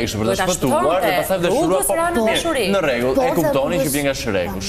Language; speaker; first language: Albanian; native; Albanian